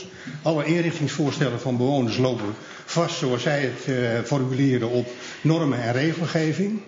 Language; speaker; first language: Dutch; native; Dutch